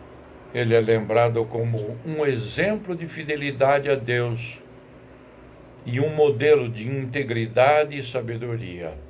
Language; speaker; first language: Portuguese; native; Portuguese